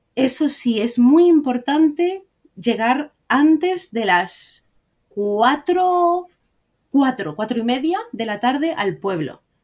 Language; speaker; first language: Spanish; native; Spanish